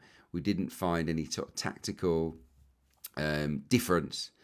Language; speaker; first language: English; native; English